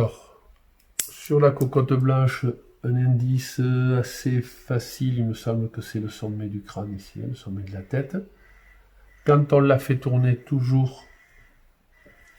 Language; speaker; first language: French; native; French